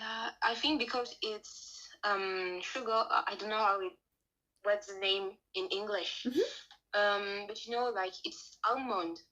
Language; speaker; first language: English; non-native, learner; French